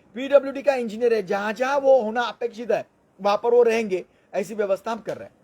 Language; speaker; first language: Hindi; non-native, local second language; Marathi